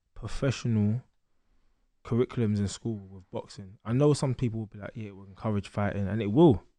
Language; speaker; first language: English; native; English